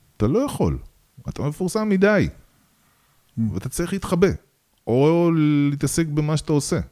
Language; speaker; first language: Hebrew; early bilingual, other home language; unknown